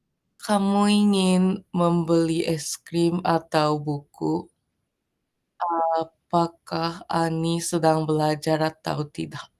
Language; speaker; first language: Indonesian; non-native, learner; Japanese